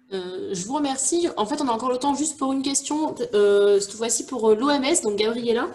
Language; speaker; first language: French; native; French